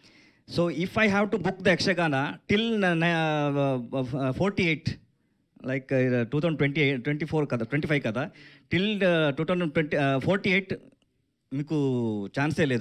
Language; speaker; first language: Telugu; non-native, learner; Kannada